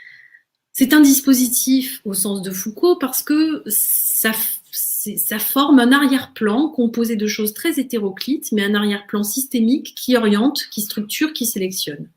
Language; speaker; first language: French; native; French